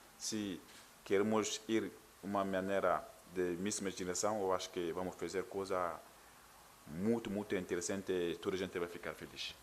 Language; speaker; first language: Portuguese; non-native, learner; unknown